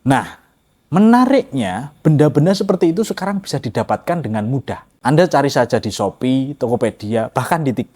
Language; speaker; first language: Indonesian; native; Indonesian